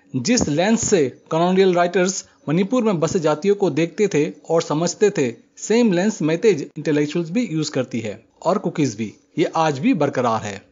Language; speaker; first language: Hindi; native; Hindi